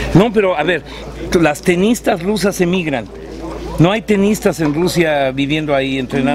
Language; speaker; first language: Spanish; native; Spanish